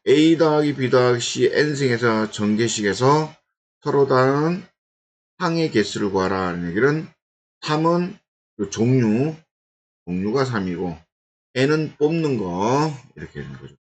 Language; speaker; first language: Korean; native; Korean